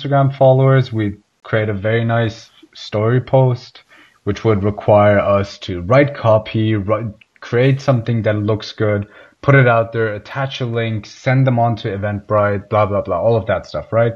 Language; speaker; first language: English; non-native, fluent; Persian